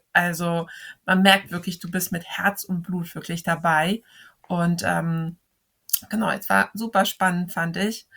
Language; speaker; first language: German; native; German